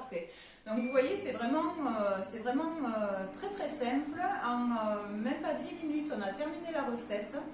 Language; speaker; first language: French; native; French